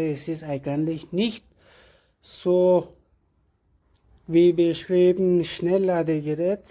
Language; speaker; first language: German; non-native, fluent; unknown